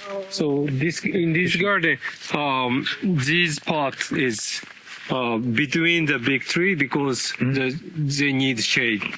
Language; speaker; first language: English; non-native, learner; Japanese